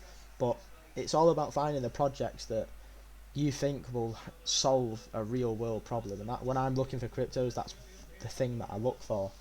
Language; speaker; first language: English; native; English